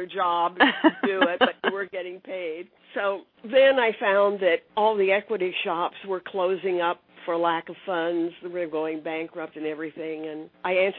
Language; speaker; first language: English; native; English